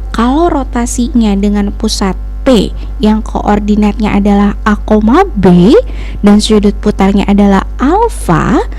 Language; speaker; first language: Indonesian; native; Indonesian